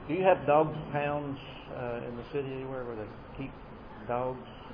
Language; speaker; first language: English; native; English